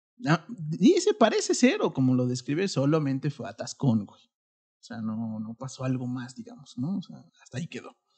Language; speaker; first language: Spanish; native; Spanish